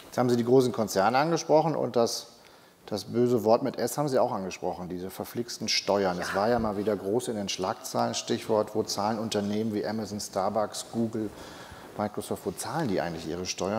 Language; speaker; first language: German; native; German